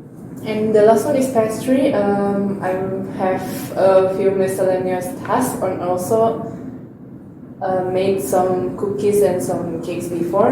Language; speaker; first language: English; non-native, learner; Indonesian